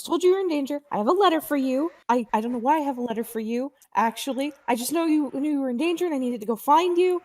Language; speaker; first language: English; native; English